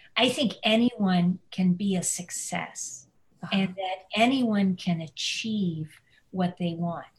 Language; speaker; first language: English; native; English